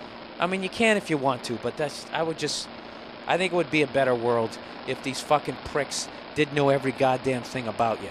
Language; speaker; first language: English; native; English